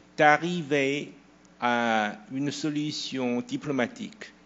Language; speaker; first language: French; non-native, fluent; Chinese